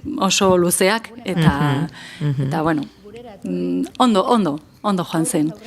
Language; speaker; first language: Basque; non-native, local second language; Spanish